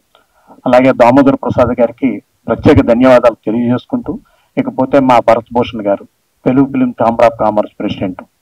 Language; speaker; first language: Telugu; native; Telugu